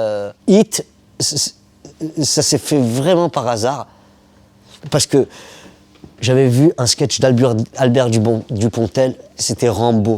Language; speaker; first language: French; early bilingual, other home language; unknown